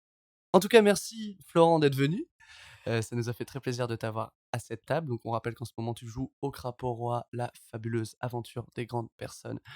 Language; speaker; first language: French; native; French